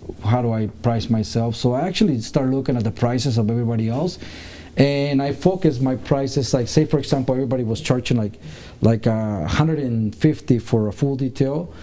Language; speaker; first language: English; early bilingual, other home language; Spanish